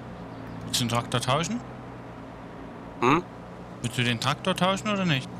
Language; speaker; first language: German; native; German